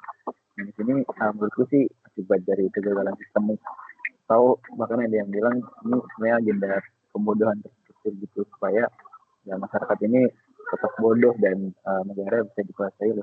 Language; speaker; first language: Indonesian; native; Indonesian